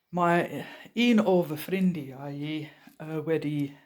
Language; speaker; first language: Welsh; non-native, learner; English